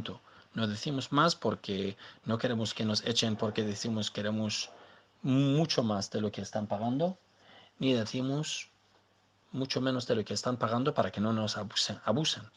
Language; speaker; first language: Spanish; non-native, fluent; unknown